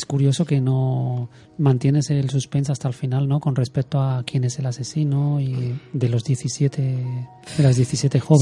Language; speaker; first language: Spanish; native; Spanish